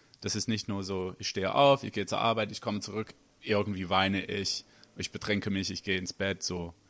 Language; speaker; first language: German; non-native, fluent; English